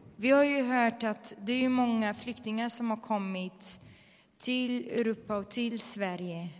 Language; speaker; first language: Swedish; non-native, fluent; Arabic